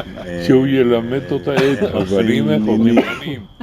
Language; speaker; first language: Hebrew; non-native, fluent; Spanish